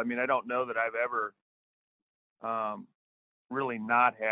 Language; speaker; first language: English; native; English